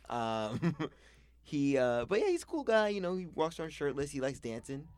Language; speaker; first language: English; native; English